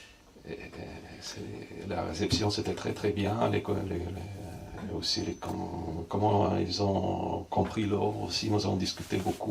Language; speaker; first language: French; non-native, fluent; Russian